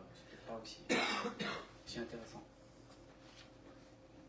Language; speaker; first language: French; native; French